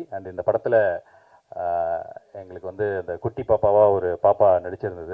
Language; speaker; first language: Tamil; native; Tamil